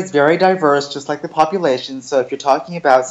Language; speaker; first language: English; early bilingual, other home language; Chinese